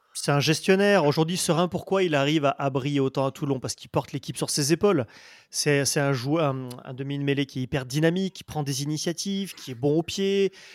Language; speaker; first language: French; native; French